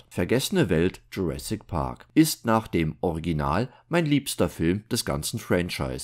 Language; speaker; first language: German; native; German